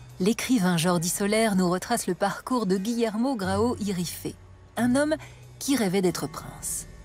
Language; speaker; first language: French; native; French